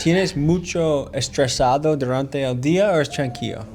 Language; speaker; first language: Spanish; non-native, learner; English